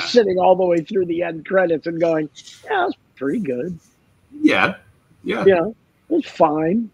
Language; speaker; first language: English; native; English